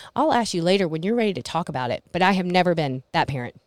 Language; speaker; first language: English; native; English